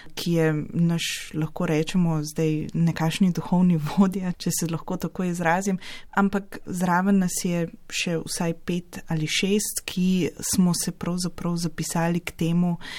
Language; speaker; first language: Slovenian; native; Slovenian